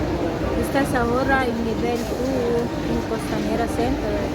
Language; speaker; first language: Spanish; non-native, learner; Filipino